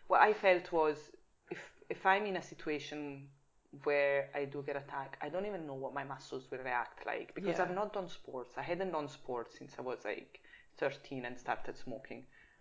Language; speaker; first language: English; non-native, fluent; Italian